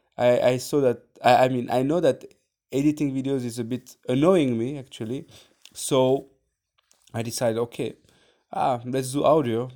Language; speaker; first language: English; non-native, fluent; French